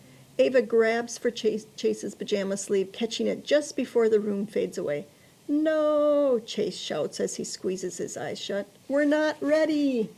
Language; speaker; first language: English; native; English